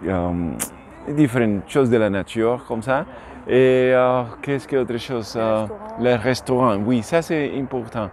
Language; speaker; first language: French; non-native, learner; Spanish